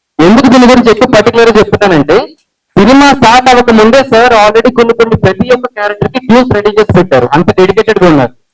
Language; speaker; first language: Telugu; early bilingual, heritage; Telugu